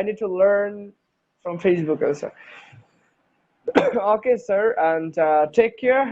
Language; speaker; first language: English; non-native, learner; Bangla